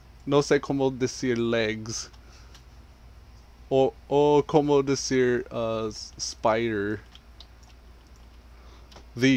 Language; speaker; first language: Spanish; non-native, learner; English